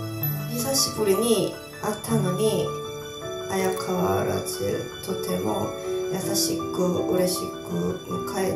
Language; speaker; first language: Japanese; non-native, learner; Korean